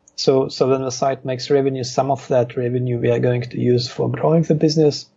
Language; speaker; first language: English; non-native, fluent; Russian